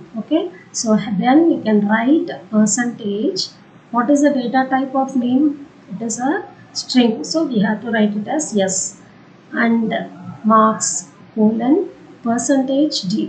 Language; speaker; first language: English; non-native, local second language; Tamil